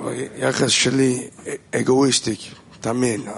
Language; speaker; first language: Hebrew; non-native, fluent; Russian